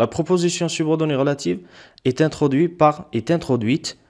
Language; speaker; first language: French; non-native, local second language; Arabic